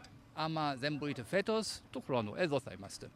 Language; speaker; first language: Greek; non-native, fluent; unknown